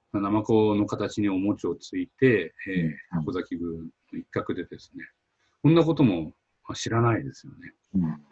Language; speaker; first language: Japanese; native; Japanese